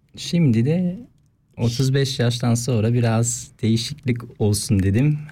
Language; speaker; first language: Turkish; early bilingual, heritage; Turkish